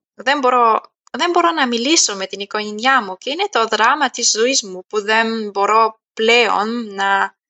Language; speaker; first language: Greek; non-native, fluent; German